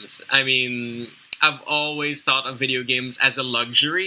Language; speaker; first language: English; non-native, local second language; Filipino